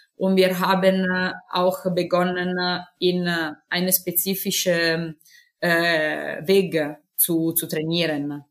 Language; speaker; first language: German; non-native, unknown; Italian